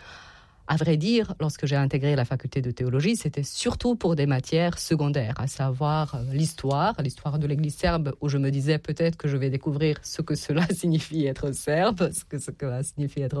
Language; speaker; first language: French; non-native, fluent; Serbian